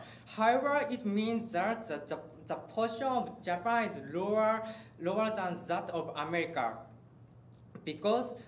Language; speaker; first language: English; non-native, learner; Japanese